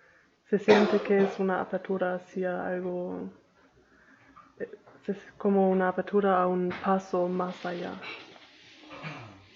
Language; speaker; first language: Spanish; non-native, learner; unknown